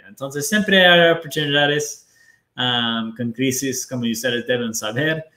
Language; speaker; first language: Spanish; non-native, fluent; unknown